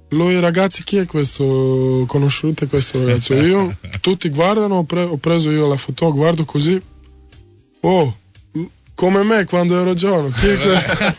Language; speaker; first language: Italian; non-native, learner; Serbian